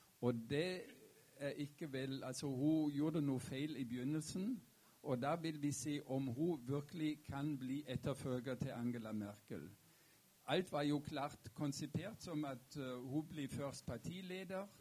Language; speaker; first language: Norwegian; non-native, fluent; German